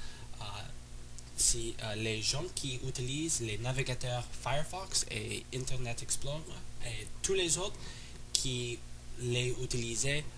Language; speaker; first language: French; non-native, learner; English